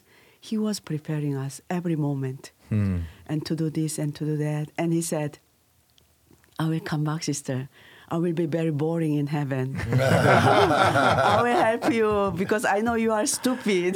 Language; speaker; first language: English; non-native, learner; Korean